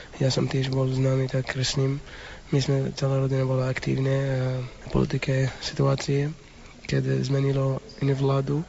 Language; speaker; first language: Slovak; non-native, learner; Arabic